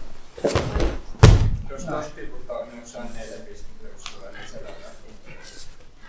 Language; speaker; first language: Finnish; native; Finnish